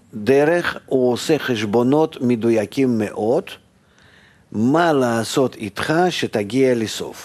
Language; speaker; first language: Hebrew; non-native, fluent; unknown